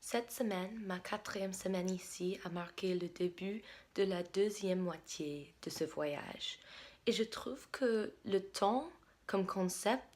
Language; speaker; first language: French; non-native, fluent; English